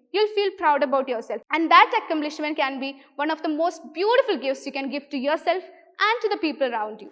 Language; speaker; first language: English; non-native, local second language; Malayalam